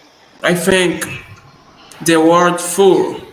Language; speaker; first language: English; non-native, learner; Spanish